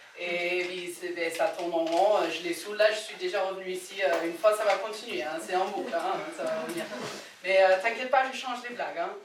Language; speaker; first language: French; non-native, fluent; English